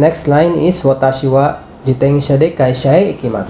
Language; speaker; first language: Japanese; non-native, fluent; English